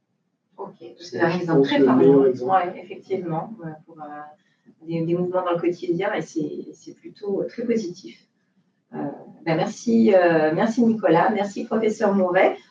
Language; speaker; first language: French; native; French